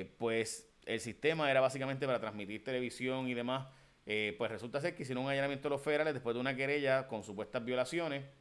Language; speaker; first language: Spanish; early bilingual, heritage; Spanish